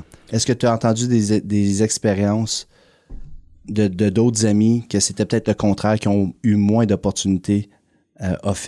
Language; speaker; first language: French; native; French